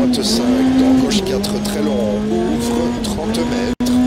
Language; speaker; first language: French; native; French